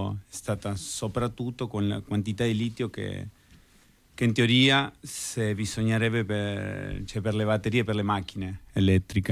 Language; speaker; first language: Italian; non-native, fluent; Spanish